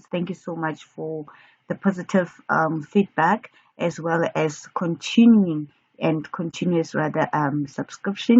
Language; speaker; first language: English; non-native, local second language; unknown